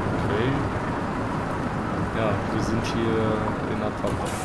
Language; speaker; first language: German; native; German